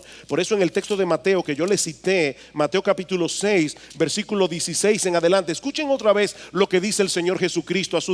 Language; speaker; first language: Spanish; native; Spanish